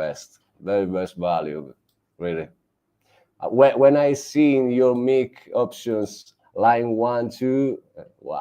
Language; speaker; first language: English; non-native, learner; Italian